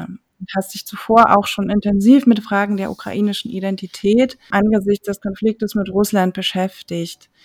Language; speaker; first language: German; native; German